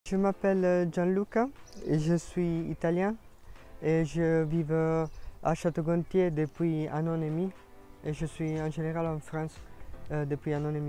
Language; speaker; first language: French; non-native, learner; Italian